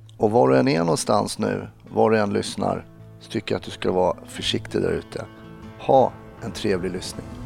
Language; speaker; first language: Swedish; native; Swedish